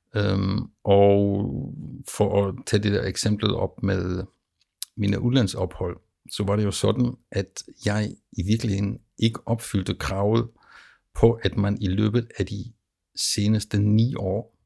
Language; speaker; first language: Danish; non-native, fluent; German